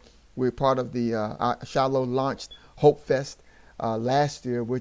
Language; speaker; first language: English; native; English